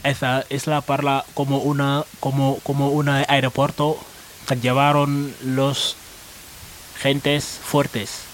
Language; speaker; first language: Spanish; non-native, learner; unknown